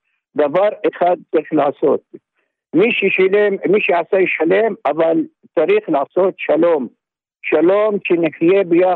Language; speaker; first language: Hebrew; non-native, local second language; Arabic